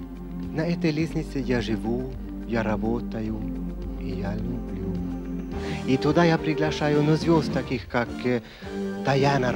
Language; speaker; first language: Russian; non-native, fluent; Swedish